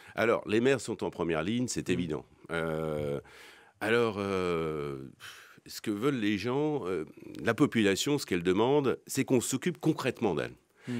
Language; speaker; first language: French; native; French